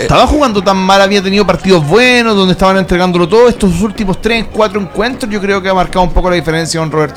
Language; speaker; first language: Spanish; native; Spanish